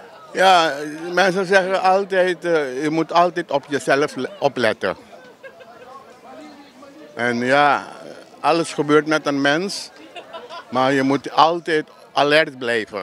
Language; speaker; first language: Dutch; non-native, local second language; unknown